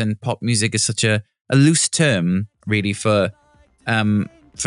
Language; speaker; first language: English; native; English